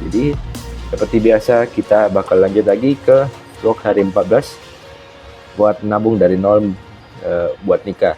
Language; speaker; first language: Indonesian; native; Indonesian